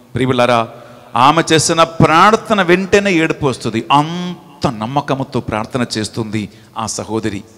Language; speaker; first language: Telugu; non-native, local second language; Malayalam